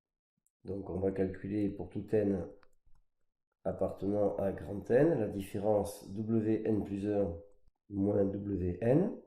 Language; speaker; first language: French; native; French